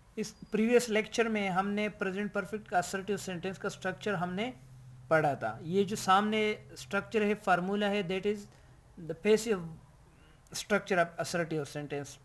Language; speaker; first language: Urdu; native; Urdu